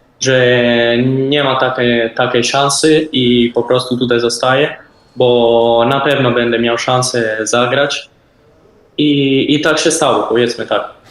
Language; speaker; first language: Polish; early bilingual, heritage; Polish